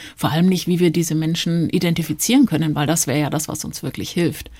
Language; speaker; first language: German; native; German